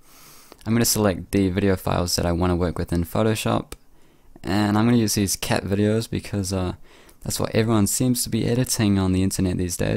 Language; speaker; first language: English; native; English